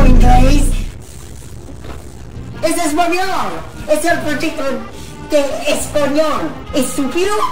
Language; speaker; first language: Spanish; non-native, learner; English